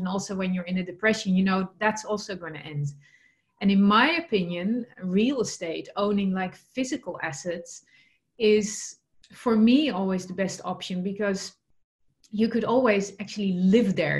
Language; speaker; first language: English; non-native, fluent; Dutch